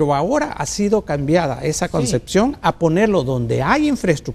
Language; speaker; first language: Spanish; native; Spanish